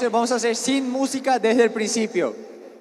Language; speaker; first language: Spanish; native; Spanish